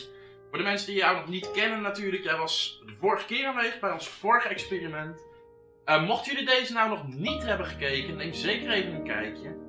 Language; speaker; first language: Dutch; native; Dutch